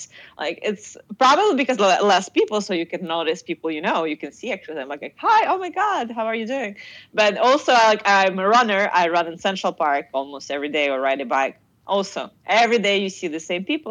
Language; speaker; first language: English; non-native, fluent; Russian